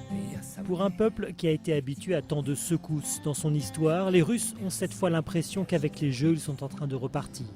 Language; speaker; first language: French; native; French